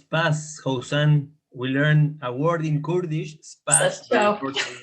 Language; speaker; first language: English; non-native, fluent; Spanish